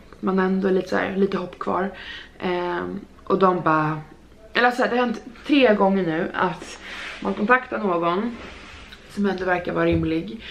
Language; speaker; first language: Swedish; native; Swedish